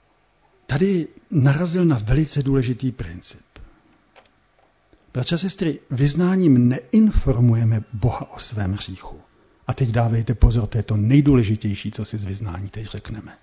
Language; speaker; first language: Czech; native; Czech